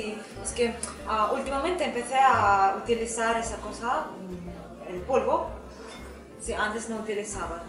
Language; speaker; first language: Spanish; non-native, fluent; Russian